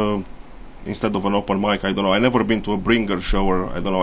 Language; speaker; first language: English; non-native, fluent; Romanian